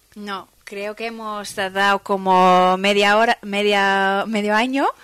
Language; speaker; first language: Spanish; non-native, fluent; Dutch